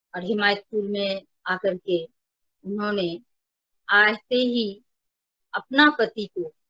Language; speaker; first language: Hindi; non-native, local second language; Bangla